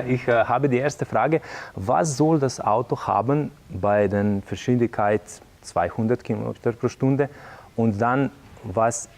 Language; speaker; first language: German; non-native, learner; Slovenian